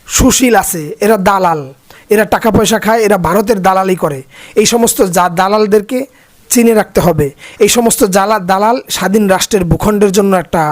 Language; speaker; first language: Bangla; native; Bangla